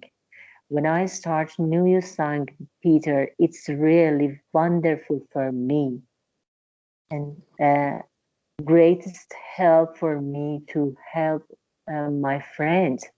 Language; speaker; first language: English; non-native, learner; Persian